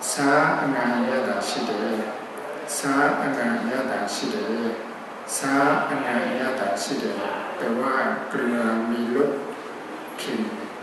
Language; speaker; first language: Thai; non-native, fluent; Burmese